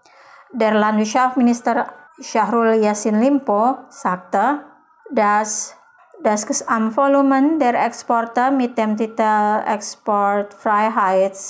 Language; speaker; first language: German; non-native, fluent; Indonesian